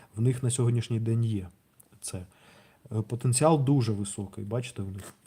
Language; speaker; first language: Ukrainian; non-native, local second language; Russian